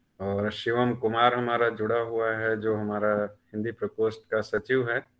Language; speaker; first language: Hindi; native; Hindi